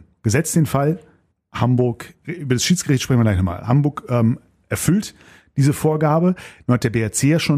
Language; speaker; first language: German; native; German